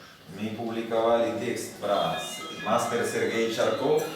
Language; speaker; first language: Russian; non-native, learner; Spanish